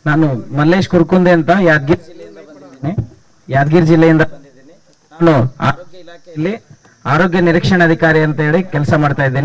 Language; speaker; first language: Kannada; native; Kannada